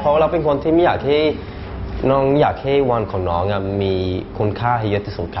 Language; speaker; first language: Thai; non-native, fluent; Swedish